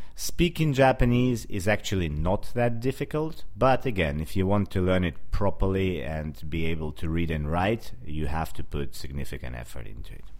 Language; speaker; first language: English; non-native, fluent; Russian